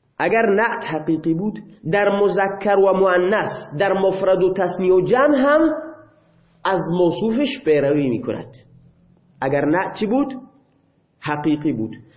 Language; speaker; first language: Persian; non-native, local second language; Baluchi